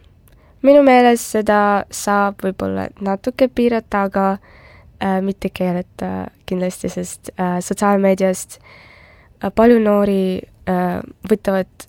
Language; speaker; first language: Estonian; non-native, local second language; Russian